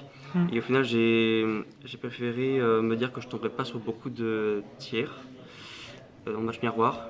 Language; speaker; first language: French; native; French